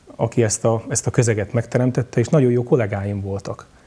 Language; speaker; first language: Hungarian; native; Hungarian